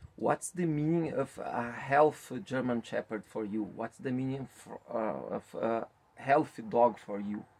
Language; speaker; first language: English; non-native, learner; Portuguese